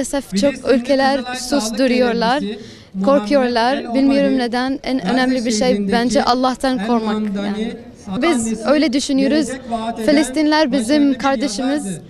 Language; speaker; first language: Turkish; non-native, learner; Arabic